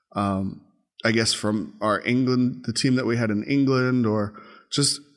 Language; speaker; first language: English; native; English